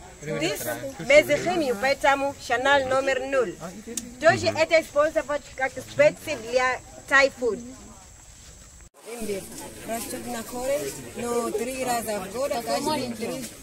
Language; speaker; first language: Russian; non-native, learner; Swahili